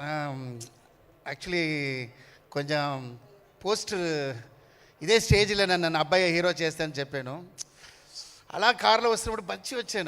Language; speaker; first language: Telugu; non-native, learner; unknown